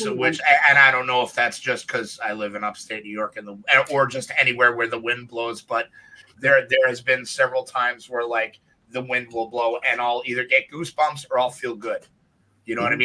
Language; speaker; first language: English; native; English